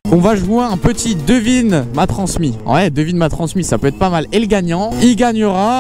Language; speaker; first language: French; native; French